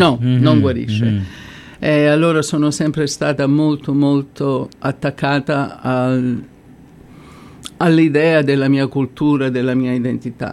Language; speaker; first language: Italian; native; Italian